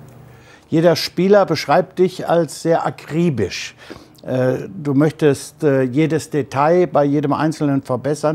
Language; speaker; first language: German; native; German